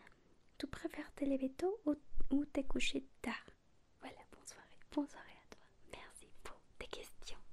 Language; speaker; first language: French; non-native, learner; Spanish